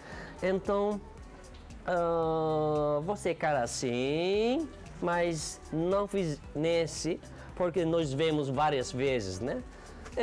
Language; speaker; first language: Portuguese; non-native, learner; Turkish